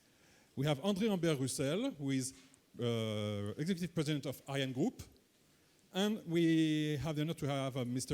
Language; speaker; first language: English; non-native, fluent; French